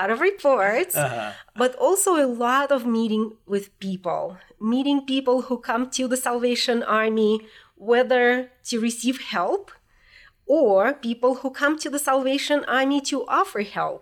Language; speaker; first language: English; non-native, fluent; Russian